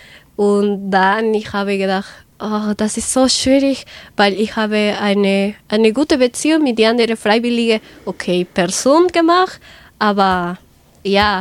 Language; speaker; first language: German; non-native, learner; Spanish